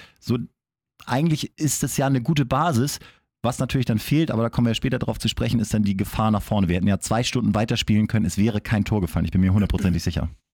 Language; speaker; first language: German; native; German